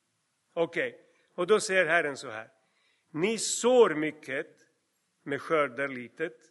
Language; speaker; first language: Swedish; non-native, fluent; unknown